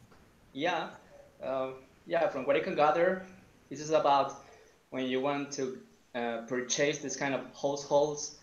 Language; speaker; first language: English; non-native, fluent; Spanish